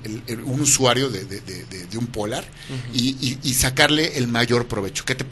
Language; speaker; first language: Spanish; native; Spanish